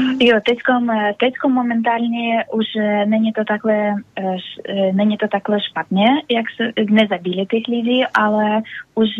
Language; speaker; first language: Czech; non-native, learner; Russian